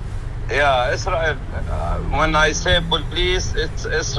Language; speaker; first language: English; non-native, learner; Arabic